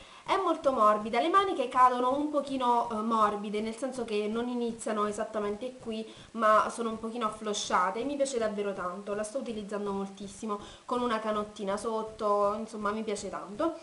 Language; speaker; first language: Italian; native; Italian